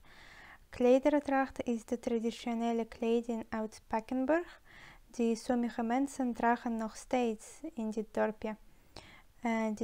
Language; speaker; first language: Dutch; non-native, learner; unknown